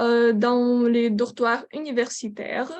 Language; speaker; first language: French; non-native, learner; Ukrainian